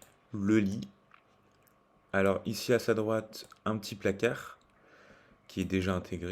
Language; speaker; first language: French; native; French